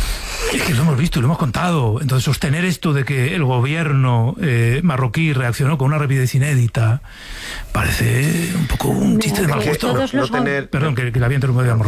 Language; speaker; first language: Spanish; native; Spanish